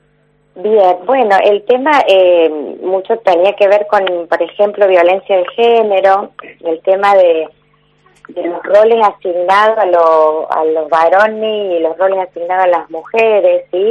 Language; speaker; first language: Spanish; native; Spanish